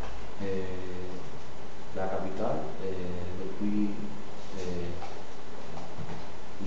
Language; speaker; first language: French; non-native, learner; Spanish